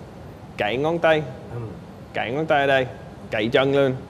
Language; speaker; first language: Vietnamese; non-native, fluent; English